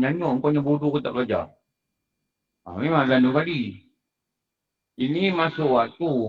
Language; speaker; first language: Malay; native; Malay